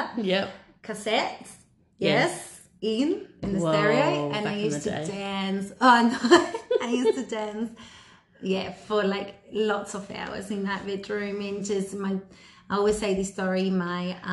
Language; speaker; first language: English; early bilingual, other home language; Spanish